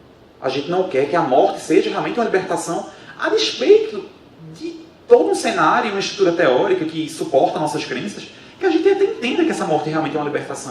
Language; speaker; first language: Portuguese; native; Portuguese